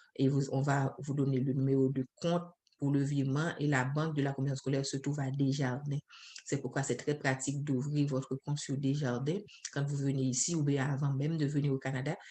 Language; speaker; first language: French; non-native, local second language; Haitian Creole